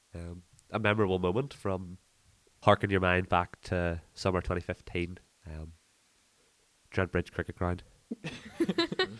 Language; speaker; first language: English; native; English